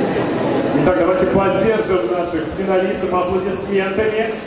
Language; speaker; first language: Russian; native; Russian